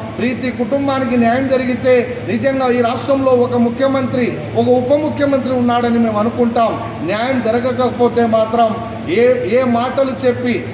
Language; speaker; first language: Telugu; non-native, local second language; Lambadi